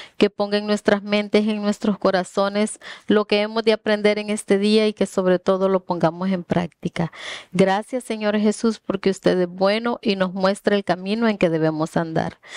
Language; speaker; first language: Spanish; native; Spanish